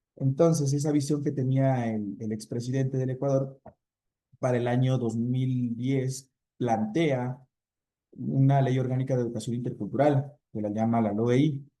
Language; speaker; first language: Spanish; native; Spanish